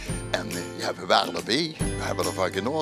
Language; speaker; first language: Dutch; native; Dutch